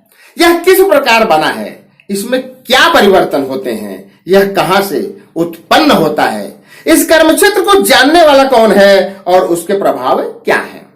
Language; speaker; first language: Hindi; native; Hindi